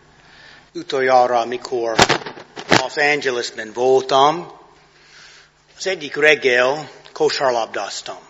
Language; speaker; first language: Hungarian; non-native, fluent; English